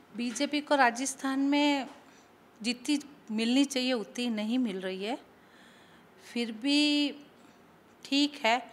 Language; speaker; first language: Hindi; native; Hindi